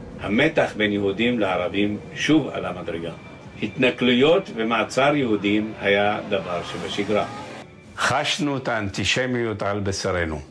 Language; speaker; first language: Hebrew; early bilingual, other home language; Arabic